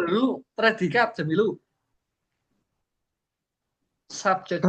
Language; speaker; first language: Indonesian; native; Indonesian